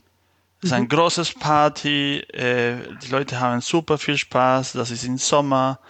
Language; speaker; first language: German; non-native, fluent; Spanish